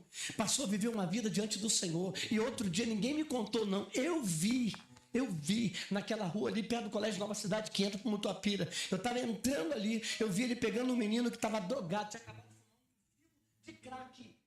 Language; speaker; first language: Portuguese; native; Portuguese